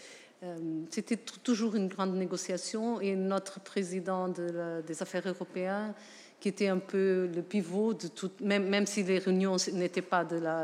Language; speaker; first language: French; non-native, fluent; Portuguese